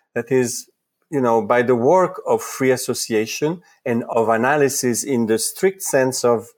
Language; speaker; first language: English; non-native, fluent; Italian